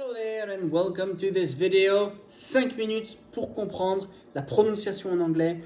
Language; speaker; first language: French; native; French